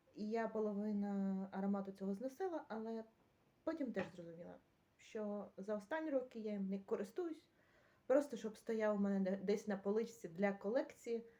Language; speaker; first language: Ukrainian; native; Ukrainian